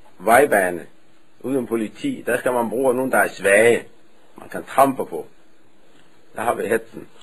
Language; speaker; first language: Danish; non-native, fluent; Somali